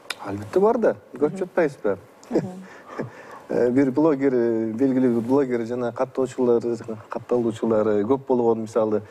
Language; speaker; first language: Kyrgyz; native; Kyrgyz